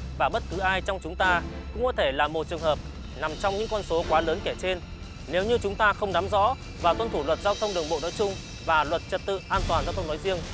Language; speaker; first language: Vietnamese; native; Vietnamese